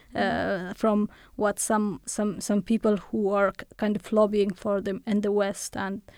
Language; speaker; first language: English; non-native, fluent; Persian